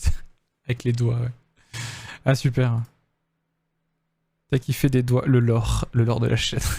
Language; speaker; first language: French; native; French